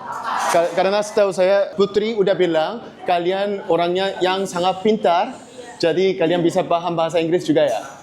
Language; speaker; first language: Indonesian; non-native, learner; Korean